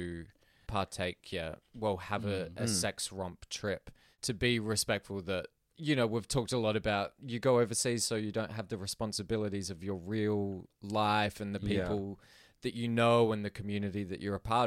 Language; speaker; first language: English; non-native, local second language; Filipino